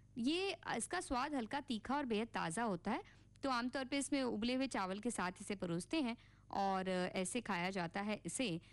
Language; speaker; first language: Hindi; native; Hindi